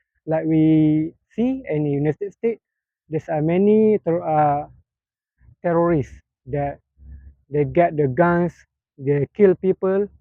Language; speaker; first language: English; non-native, local second language; Malay